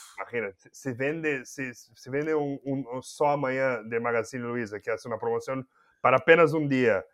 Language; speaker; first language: Spanish; non-native, fluent; Portuguese